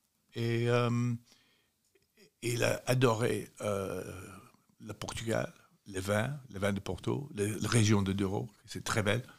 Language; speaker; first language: French; non-native, fluent; English